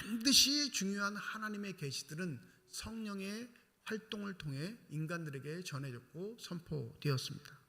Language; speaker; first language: Korean; native; Korean